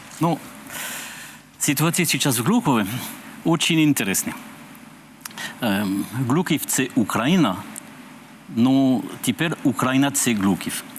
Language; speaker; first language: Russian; non-native, learner; French